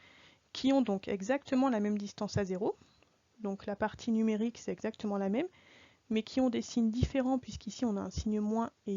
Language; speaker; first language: French; native; French